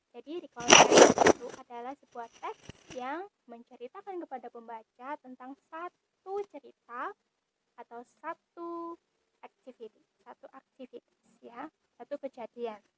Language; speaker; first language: Indonesian; native; Indonesian